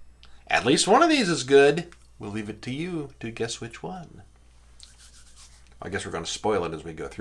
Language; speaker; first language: English; native; English